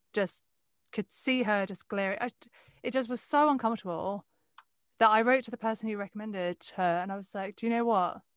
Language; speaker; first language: English; native; English